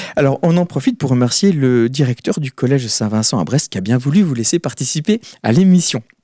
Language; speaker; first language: French; native; French